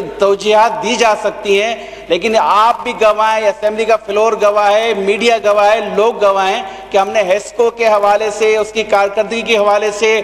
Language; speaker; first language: Urdu; native; Urdu